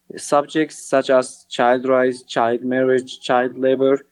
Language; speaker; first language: English; non-native, learner; Arabic